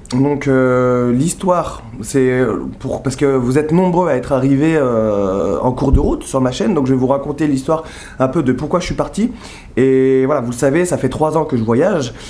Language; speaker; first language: French; native; French